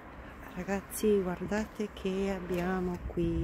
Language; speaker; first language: Italian; non-native, fluent; Portuguese